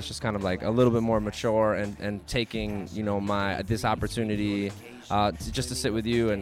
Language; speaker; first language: English; native; English